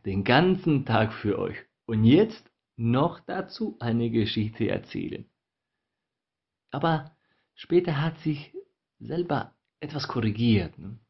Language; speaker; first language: German; non-native, fluent; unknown